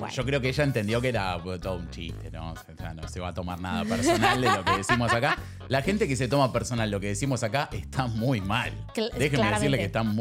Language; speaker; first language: Spanish; native; Spanish